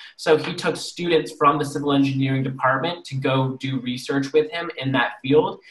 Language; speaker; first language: English; native; English